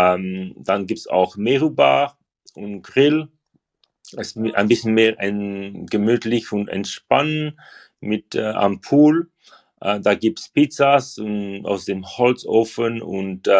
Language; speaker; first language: German; non-native, learner; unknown